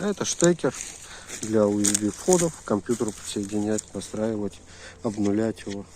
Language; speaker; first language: Russian; native; Russian